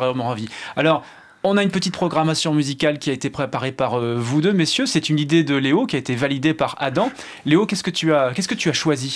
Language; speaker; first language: French; native; French